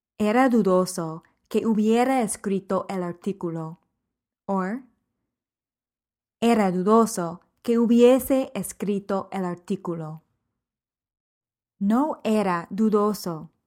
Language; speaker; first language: Spanish; non-native, fluent; English